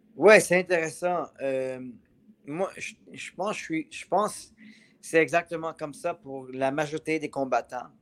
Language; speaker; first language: French; native; French